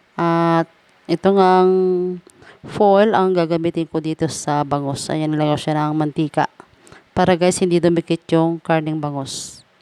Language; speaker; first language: Filipino; native; Filipino